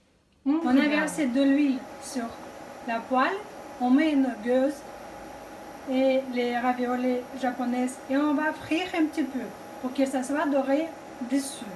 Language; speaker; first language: French; non-native, fluent; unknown